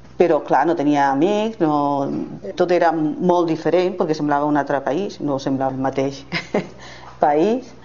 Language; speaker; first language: Catalan; non-native, local second language; Spanish